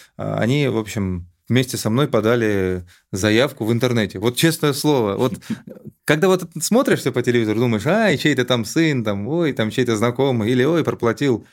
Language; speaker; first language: Russian; native; Russian